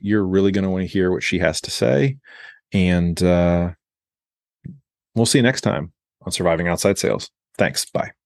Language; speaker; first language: English; native; English